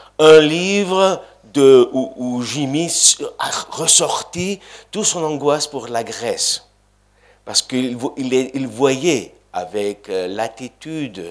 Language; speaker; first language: French; non-native, fluent; Greek